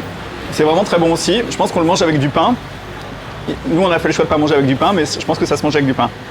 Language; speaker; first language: French; native; French